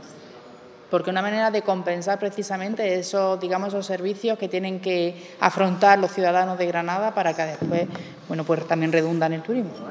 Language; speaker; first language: Spanish; native; Spanish